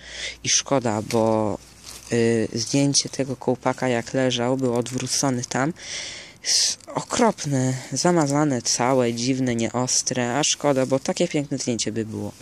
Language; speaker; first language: Polish; early bilingual, heritage; Polish